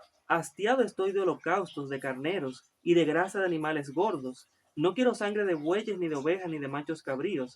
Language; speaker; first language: Spanish; native; Spanish